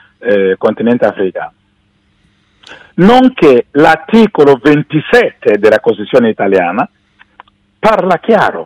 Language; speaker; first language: Italian; non-native, fluent; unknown